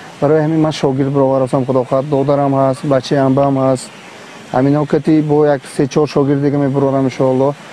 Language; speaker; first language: Tajik; native; Tajik